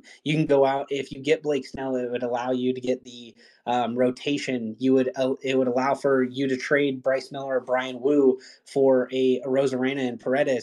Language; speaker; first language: English; native; English